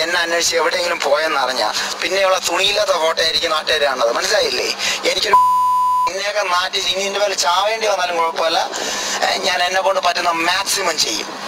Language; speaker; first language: Malayalam; native; Malayalam